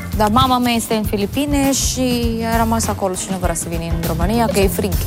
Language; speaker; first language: Romanian; non-native, learner; Filipino